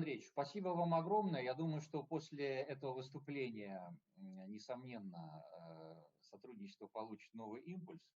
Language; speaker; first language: Russian; native; Russian